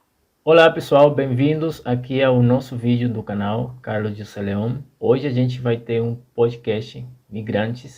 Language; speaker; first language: Portuguese; non-native, fluent; Spanish